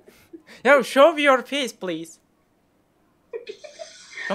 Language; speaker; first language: English; non-native, learner; Turkish